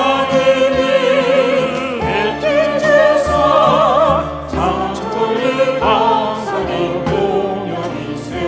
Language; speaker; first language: Korean; native; Korean